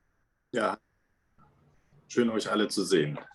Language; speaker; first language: German; native; German